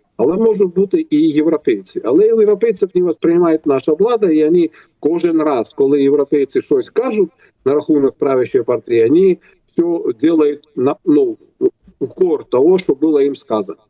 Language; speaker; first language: Ukrainian; non-native, fluent; Georgian